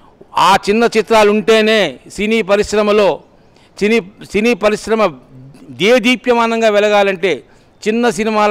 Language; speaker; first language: Telugu; native; Telugu